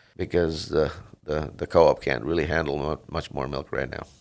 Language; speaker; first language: English; non-native, fluent; Dutch